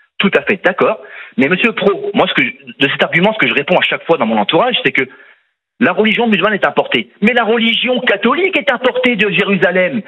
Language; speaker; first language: French; native; French